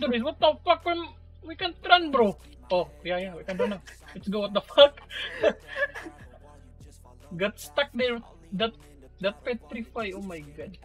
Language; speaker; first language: English; non-native, learner; Indonesian